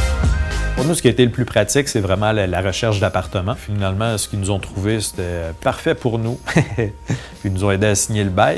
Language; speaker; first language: French; native; French